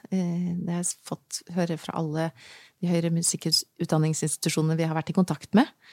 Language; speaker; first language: Norwegian; native; Norwegian